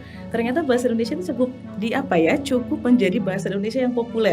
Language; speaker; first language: Indonesian; native; Indonesian